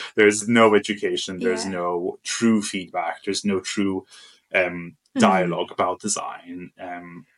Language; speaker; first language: English; non-native, fluent; Maltese